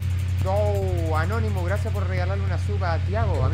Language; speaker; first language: Spanish; native; Spanish